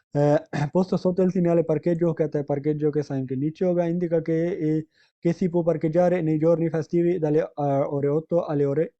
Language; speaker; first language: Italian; non-native, fluent; Urdu